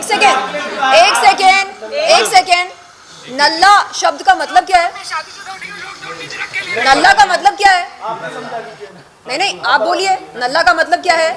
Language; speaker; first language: Hindi; native; Hindi